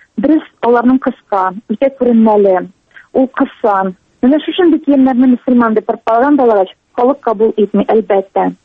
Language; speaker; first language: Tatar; native; Tatar